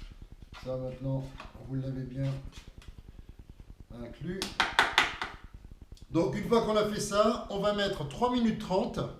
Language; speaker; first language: French; native; French